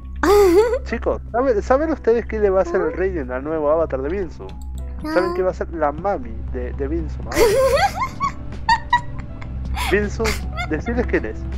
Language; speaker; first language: Spanish; native; Spanish